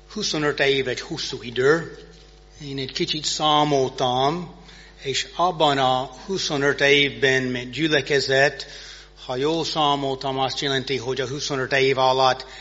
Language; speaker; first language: Hungarian; non-native, fluent; English